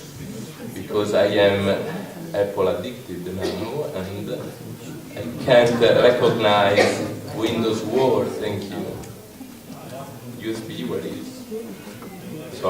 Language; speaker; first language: English; non-native, learner; Italian